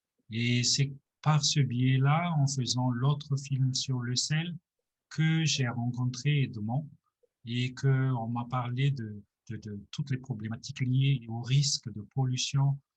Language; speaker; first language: French; non-native, local second language; Malagasy